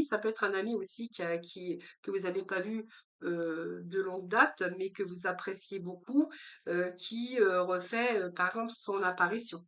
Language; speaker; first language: French; native; French